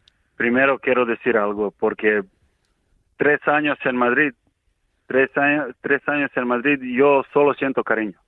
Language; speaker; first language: Spanish; non-native, learner; Serbian